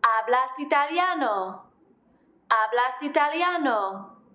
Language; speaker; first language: Spanish; non-native, fluent; English